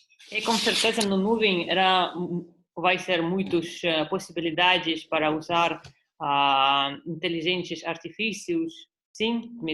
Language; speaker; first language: Portuguese; non-native, fluent; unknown